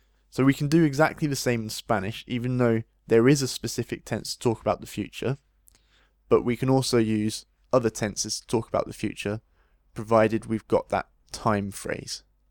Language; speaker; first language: English; native; English